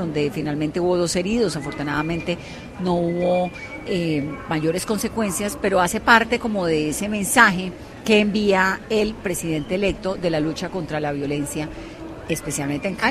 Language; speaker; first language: Spanish; native; Spanish